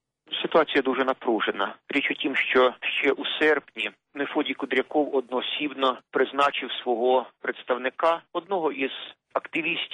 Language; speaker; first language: Ukrainian; native; Ukrainian